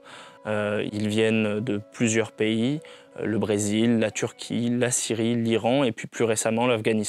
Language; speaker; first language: French; native; French